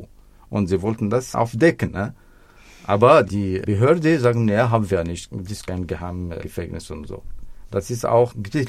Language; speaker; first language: German; non-native, fluent; Arabic